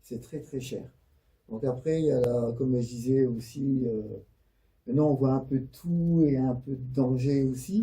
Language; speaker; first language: French; native; French